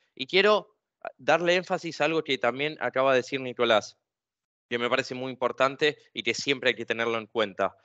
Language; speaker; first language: Spanish; native; Spanish